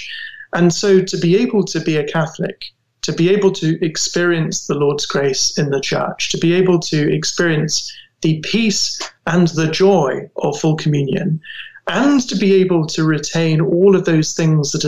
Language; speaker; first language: English; native; English